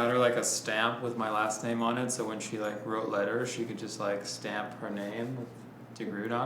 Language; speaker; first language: English; native; English